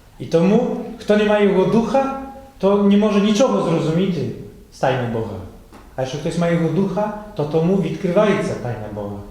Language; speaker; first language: Ukrainian; non-native, fluent; Polish